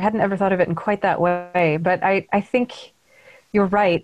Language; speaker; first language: English; native; English